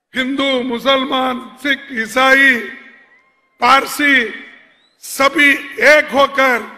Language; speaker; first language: Hindi; non-native, local second language; Kannada